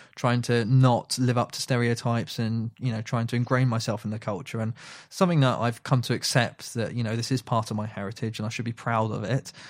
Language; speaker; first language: English; early bilingual, other home language; Morisyen